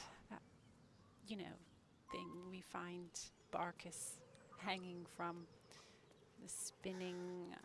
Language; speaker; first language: English; native; English